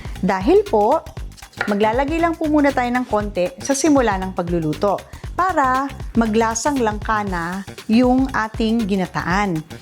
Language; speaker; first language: Filipino; non-native, local second language; Iloko